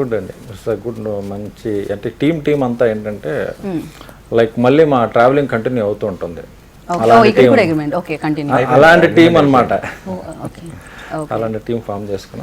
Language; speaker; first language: Telugu; native; Telugu